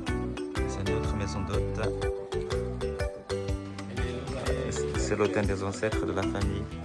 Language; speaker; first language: French; non-native, fluent; Vietnamese